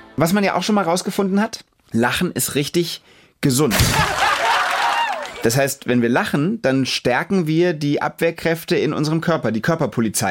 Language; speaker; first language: German; native; German